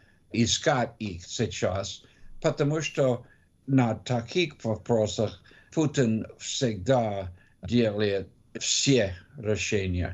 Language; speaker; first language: Russian; non-native, learner; English